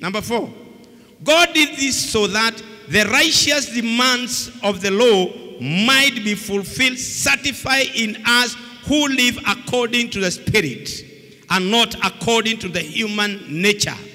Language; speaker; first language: English; non-native, local second language; Swahili